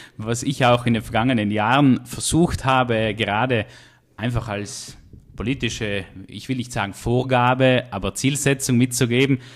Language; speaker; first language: German; native; German